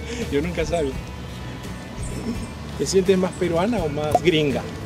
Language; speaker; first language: Spanish; native; Spanish